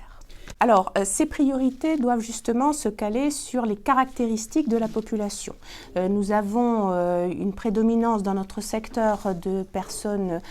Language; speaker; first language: French; native; French